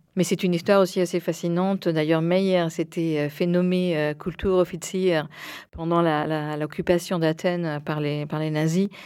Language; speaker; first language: French; early bilingual, heritage; Spanish